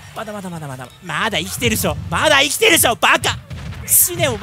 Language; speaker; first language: Japanese; native; Japanese